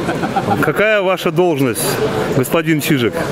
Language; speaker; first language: Russian; native; Russian